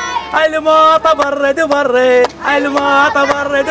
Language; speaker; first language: Arabic; native; Arabic